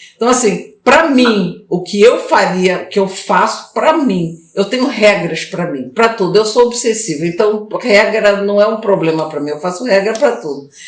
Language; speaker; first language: Portuguese; native; Portuguese